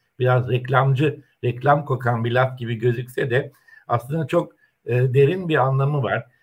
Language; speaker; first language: Turkish; native; Turkish